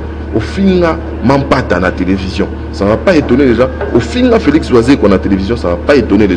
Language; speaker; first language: French; non-native, local second language; Lingala